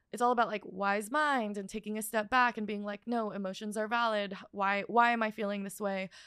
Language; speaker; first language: English; native; English